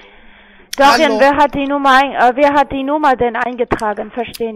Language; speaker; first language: German; non-native, learner; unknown